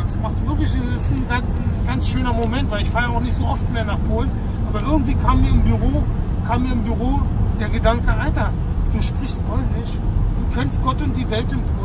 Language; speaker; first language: German; native; German